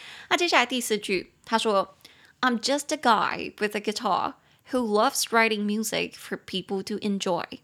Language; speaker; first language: English; non-native, fluent; Chinese